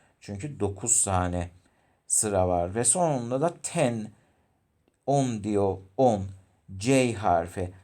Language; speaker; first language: Turkish; native; Turkish